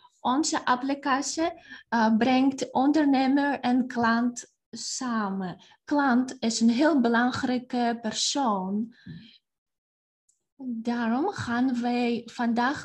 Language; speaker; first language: Dutch; non-native, fluent; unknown